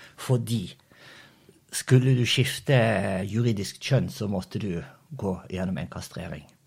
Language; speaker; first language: Norwegian; early bilingual, other home language; Portuguese